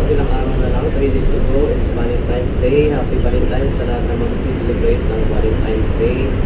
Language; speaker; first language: Filipino; non-native, local second language; Cebuano